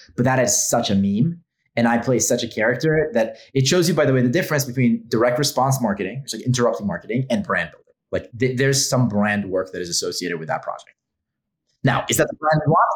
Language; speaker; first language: English; non-native, fluent; Hebrew